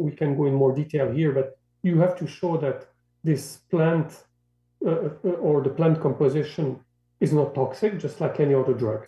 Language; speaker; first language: English; non-native, fluent; Arabic